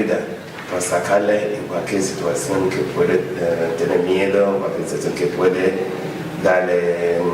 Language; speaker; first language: Spanish; non-native, fluent; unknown